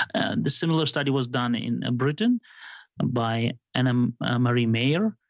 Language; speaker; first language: English; non-native, fluent; Georgian